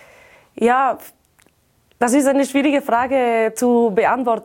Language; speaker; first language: German; non-native, fluent; Catalan